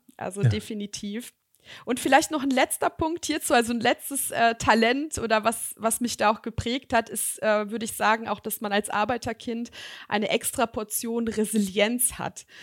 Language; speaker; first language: German; early bilingual, other home language; Serbian